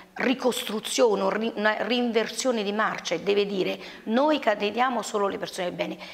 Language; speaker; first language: Italian; native; Italian